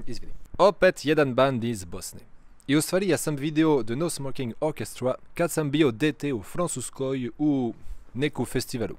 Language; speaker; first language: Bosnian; non-native, fluent; French